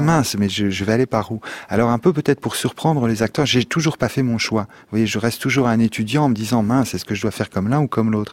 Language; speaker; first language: French; native; French